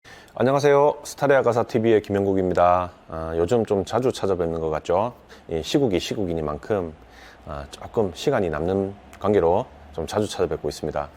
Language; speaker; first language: Korean; native; Korean